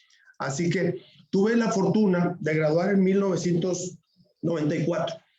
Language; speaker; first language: Spanish; native; Spanish